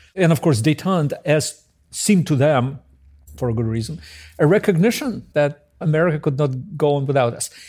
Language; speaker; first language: English; early bilingual, other home language; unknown